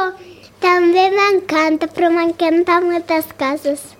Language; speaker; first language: Catalan; non-native, local second language; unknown